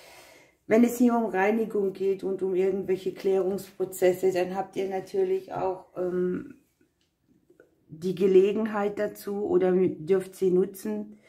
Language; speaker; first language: German; native; German